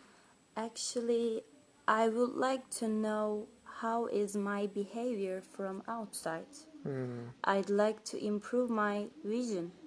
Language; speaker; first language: English; non-native, fluent; Turkish